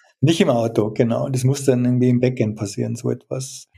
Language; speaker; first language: German; native; German